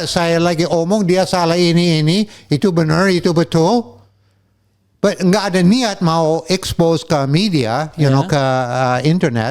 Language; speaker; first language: Indonesian; non-native, fluent; English